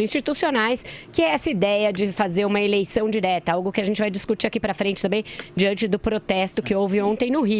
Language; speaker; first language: Portuguese; native; Portuguese